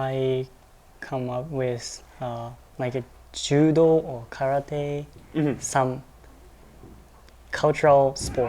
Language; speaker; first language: English; non-native, learner; Japanese